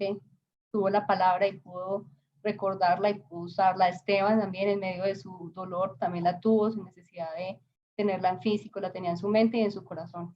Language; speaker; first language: Spanish; native; Spanish